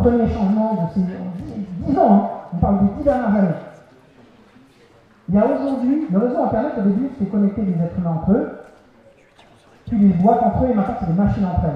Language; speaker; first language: French; native; French